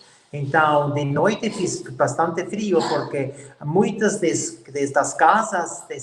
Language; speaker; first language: Portuguese; non-native, learner; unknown